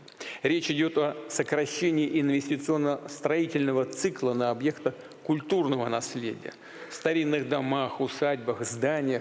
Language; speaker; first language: Russian; native; Russian